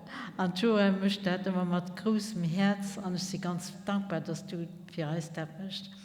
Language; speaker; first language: German; non-native, local second language; Luxembourgish